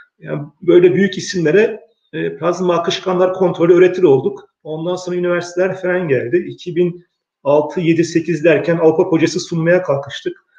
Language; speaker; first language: Turkish; early bilingual, heritage; Turkish